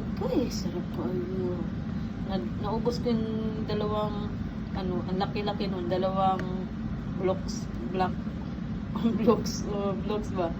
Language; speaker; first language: Filipino; native; Filipino